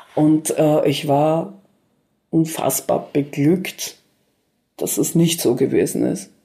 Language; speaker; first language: German; early bilingual, other home language; Russian